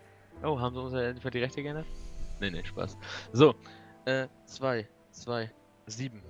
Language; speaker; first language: German; native; German